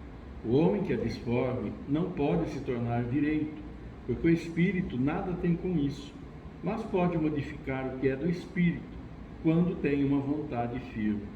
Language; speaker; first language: Portuguese; native; Portuguese